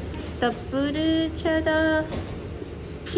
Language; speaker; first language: Japanese; non-native, learner; English